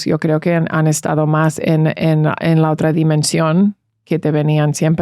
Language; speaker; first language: Spanish; early bilingual, heritage; English